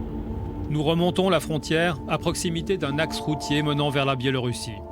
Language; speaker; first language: French; native; French